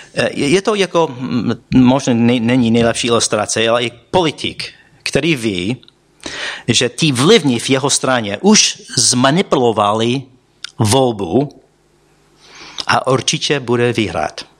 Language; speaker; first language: Czech; non-native, fluent; English